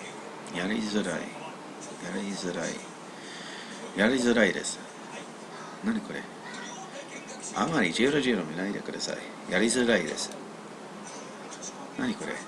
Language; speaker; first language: Japanese; non-native, learner; English